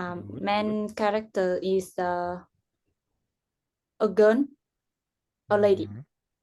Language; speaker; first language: English; non-native, learner; Vietnamese